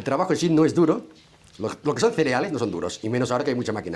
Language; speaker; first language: Spanish; native; Spanish